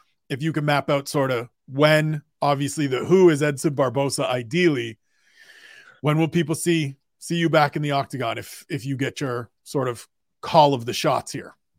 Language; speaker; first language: English; native; English